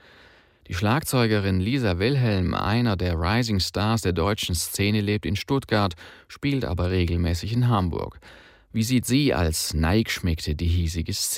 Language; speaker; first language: German; native; German